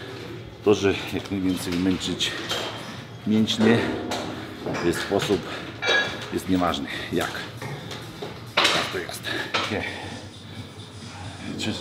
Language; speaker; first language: Polish; non-native, fluent; Lithuanian